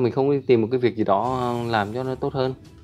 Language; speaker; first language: Vietnamese; native; Vietnamese